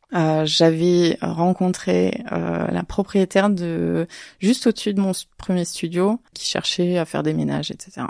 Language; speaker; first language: French; native; French